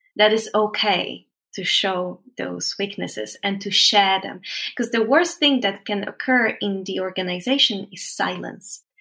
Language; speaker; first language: English; non-native, fluent; Polish